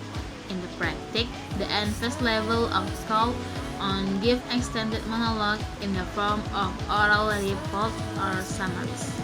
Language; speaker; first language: English; non-native, learner; Indonesian